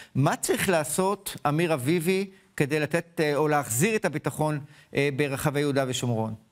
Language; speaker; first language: Hebrew; native; Hebrew